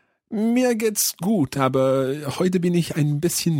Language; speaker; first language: German; non-native, learner; English